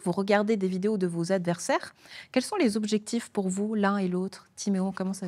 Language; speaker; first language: French; native; French